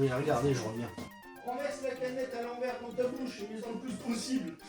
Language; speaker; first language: French; native; French